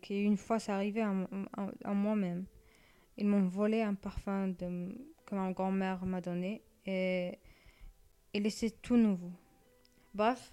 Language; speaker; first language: French; non-native, learner; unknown